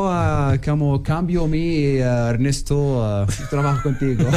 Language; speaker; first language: Spanish; non-native, learner; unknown